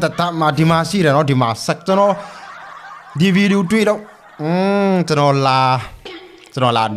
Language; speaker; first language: Burmese; non-native, local second language; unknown